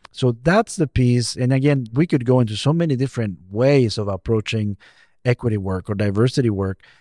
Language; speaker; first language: English; non-native, fluent; Spanish